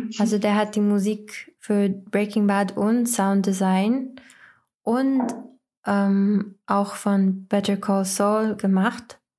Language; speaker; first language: German; non-native, fluent; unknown